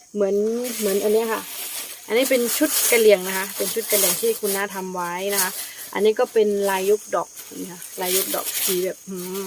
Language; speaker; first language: Thai; non-native, local second language; Karen languages